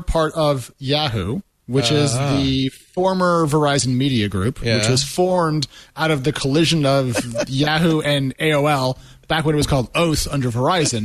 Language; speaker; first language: English; native; English